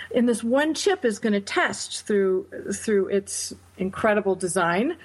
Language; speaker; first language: English; native; English